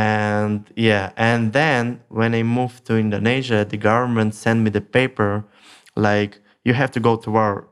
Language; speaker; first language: English; non-native, learner; Russian